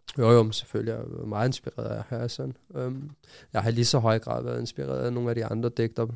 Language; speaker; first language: Danish; early bilingual, other home language; Arabic